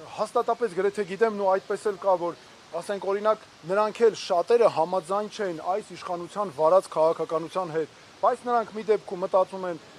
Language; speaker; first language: Armenian; native; Armenian